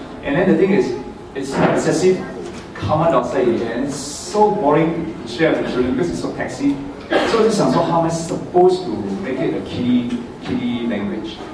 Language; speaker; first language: English; non-native, local second language; Chinese